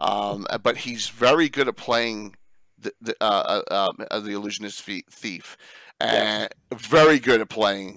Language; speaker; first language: English; native; English